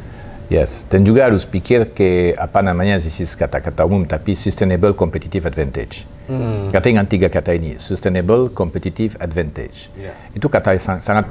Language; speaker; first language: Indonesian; non-native, fluent; French